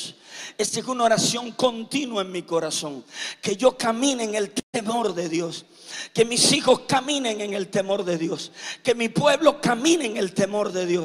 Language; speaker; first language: Spanish; native; Spanish